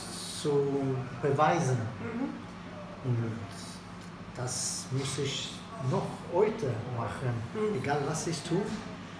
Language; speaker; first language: German; non-native, fluent; Swedish